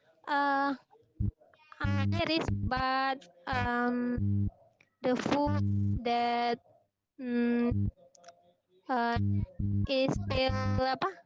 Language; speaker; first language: English; non-native, learner; Indonesian